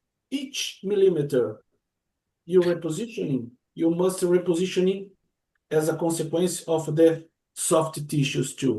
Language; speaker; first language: English; non-native, learner; Portuguese